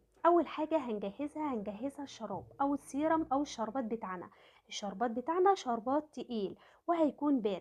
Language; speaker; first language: Arabic; native; Arabic